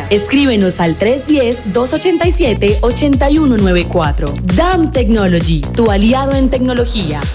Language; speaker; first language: Spanish; native; Spanish